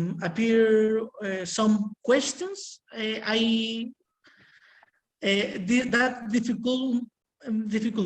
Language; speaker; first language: English; non-native, learner; Spanish